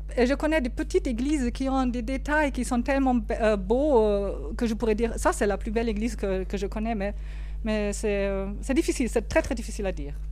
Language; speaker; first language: French; non-native, fluent; German